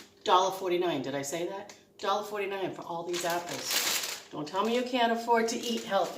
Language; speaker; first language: English; native; English